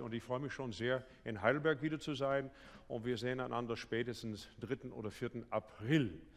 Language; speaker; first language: German; non-native, fluent; English